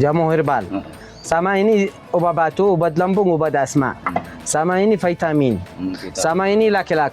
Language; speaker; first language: Indonesian; non-native, learner; Arabic